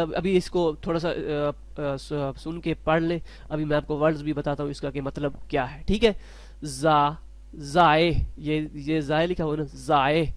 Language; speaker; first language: Urdu; non-native, local second language; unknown